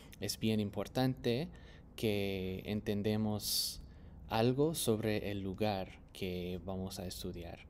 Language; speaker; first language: Spanish; non-native, fluent; English